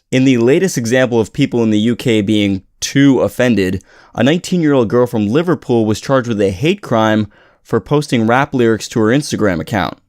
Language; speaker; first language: English; native; English